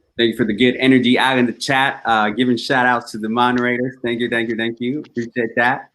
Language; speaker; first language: English; early bilingual, other home language; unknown